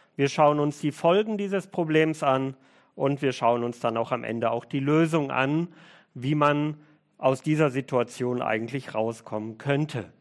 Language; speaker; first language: German; early bilingual, other home language; Russian